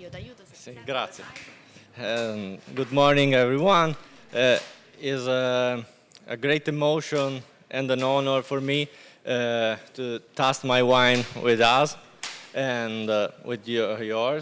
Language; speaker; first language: English; non-native, learner; Italian